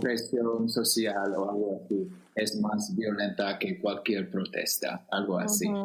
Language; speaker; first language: Spanish; non-native, fluent; English